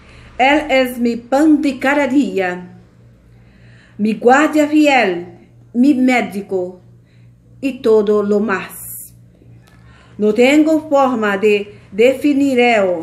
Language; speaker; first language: Spanish; non-native, fluent; Portuguese